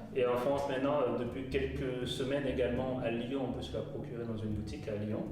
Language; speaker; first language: French; non-native, local second language; Fon